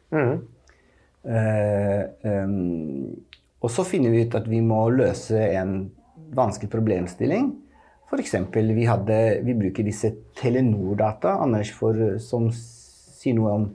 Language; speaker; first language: Norwegian; non-native, fluent; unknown